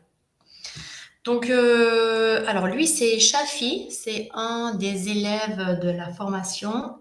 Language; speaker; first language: French; native; French